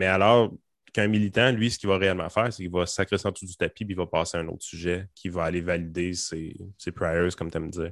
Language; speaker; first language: French; native; French